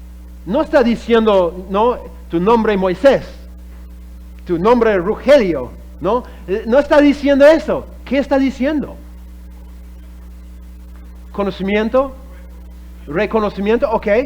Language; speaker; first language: Spanish; non-native, fluent; English